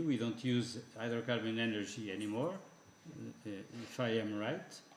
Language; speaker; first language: English; non-native, fluent; Portuguese